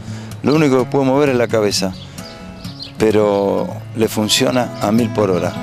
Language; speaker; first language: Spanish; native; Spanish